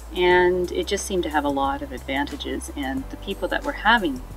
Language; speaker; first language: English; native; English